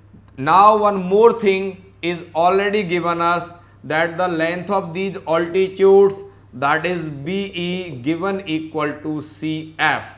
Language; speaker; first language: English; non-native, local second language; Hindi